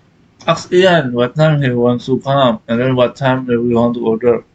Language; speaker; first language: English; non-native, fluent; Indonesian